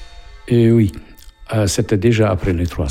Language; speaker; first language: French; non-native, fluent; Hungarian